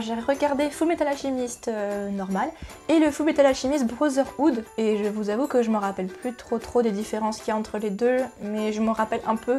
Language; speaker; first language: French; native; French